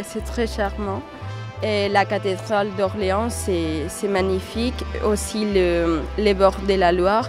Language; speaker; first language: French; non-native, fluent; Spanish